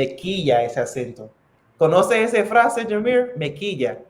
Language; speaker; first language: Spanish; non-native, fluent; English